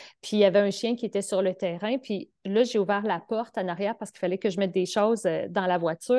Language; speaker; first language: French; native; French